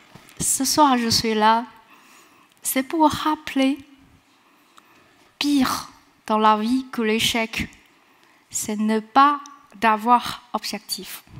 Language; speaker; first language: French; non-native, fluent; Chinese